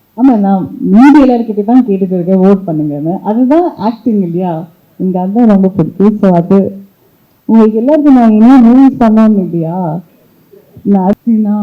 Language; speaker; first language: Tamil; early bilingual, heritage; Tamil